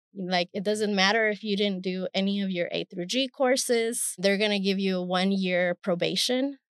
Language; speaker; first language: English; early bilingual, other home language; Spanish